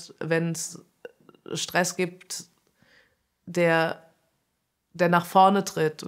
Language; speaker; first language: German; native; German